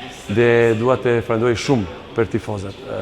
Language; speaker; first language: Albanian; non-native, learner; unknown